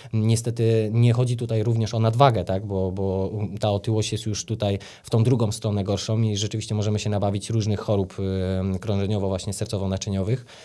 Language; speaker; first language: Polish; native; Polish